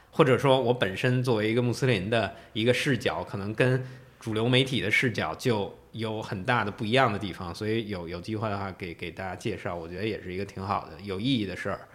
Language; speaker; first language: Chinese; native; Chinese